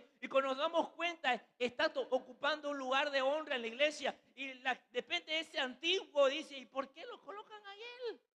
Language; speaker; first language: Spanish; native; Spanish